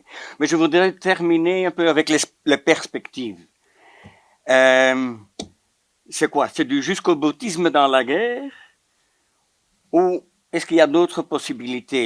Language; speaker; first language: French; non-native, local second language; Dutch